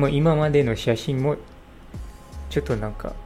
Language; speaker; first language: Japanese; non-native, learner; English